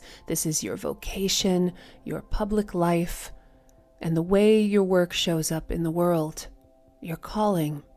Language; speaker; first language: English; native; English